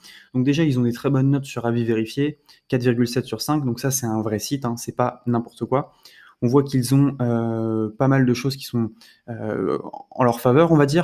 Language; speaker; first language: French; native; French